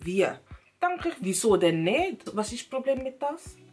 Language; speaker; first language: German; non-native, fluent; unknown